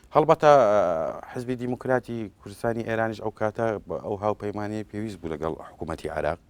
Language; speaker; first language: Central Kurdish; native; Central Kurdish